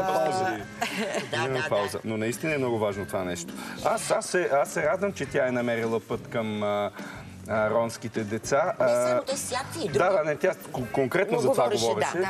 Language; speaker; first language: Bulgarian; native; Bulgarian